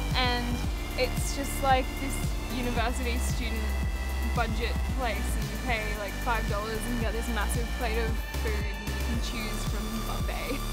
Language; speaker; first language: English; native; English